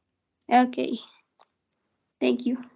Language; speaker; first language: English; non-native, learner; Spanish